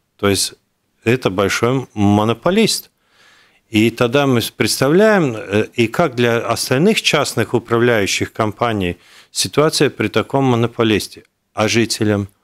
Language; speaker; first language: Russian; non-native, local second language; Latvian